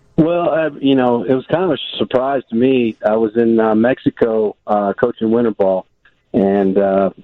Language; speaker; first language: English; native; English